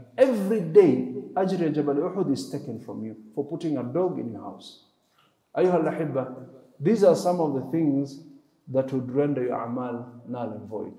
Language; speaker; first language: English; non-native, local second language; Swahili